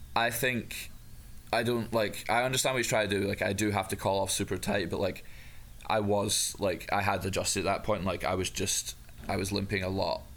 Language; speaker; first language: English; native; English